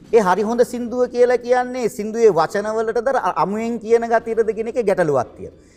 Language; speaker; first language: Sinhala; native; Sinhala